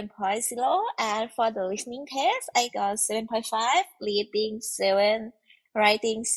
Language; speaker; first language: English; non-native, learner; Thai